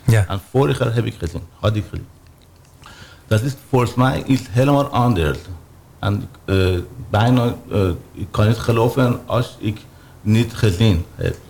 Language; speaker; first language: Dutch; non-native, learner; Persian